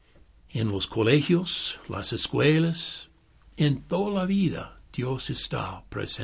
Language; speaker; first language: Spanish; non-native, fluent; English